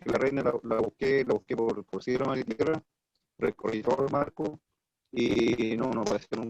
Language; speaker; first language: Spanish; native; Spanish